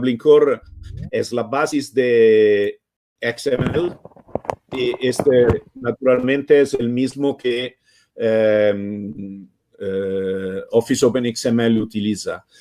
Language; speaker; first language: Spanish; non-native, fluent; Italian